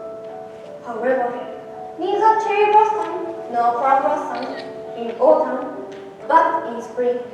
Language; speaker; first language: English; non-native, learner; Japanese